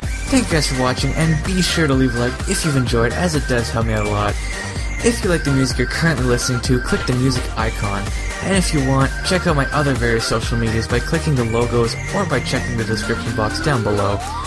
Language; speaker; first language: English; early bilingual, other home language; French